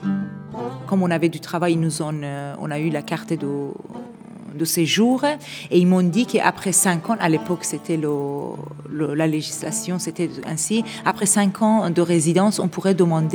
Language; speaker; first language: French; non-native, fluent; Persian